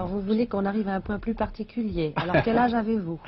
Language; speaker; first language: French; native; French